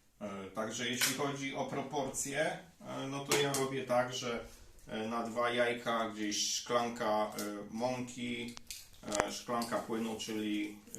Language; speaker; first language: Polish; native; Polish